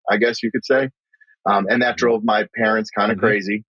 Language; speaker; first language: English; native; English